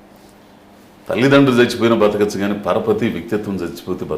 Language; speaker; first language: Telugu; native; Telugu